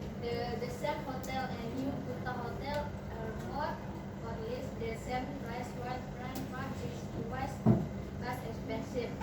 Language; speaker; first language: English; non-native, learner; Indonesian